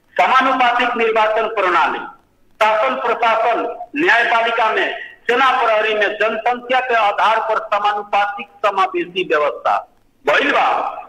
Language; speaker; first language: Bhojpuri; native; Bhojpuri